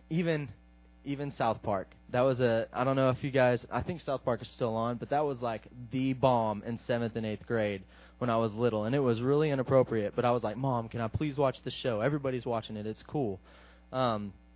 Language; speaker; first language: English; native; English